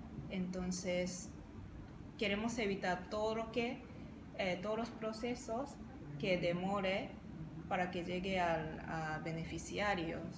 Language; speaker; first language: Spanish; non-native, fluent; Japanese